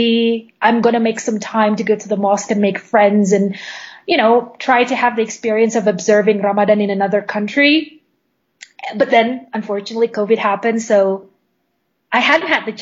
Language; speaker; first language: English; non-native, fluent; Indonesian